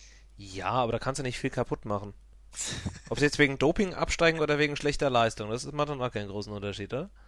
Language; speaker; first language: German; native; German